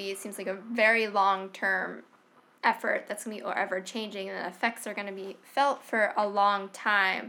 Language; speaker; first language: English; native; English